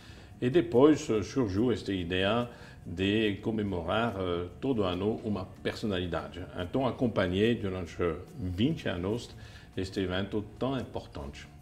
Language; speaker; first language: Portuguese; non-native, fluent; French